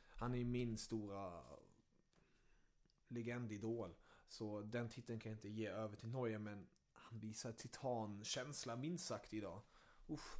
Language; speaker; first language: Swedish; early bilingual, other home language; German